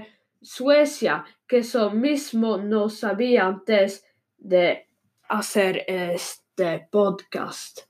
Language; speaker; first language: Spanish; non-native, learner; Swedish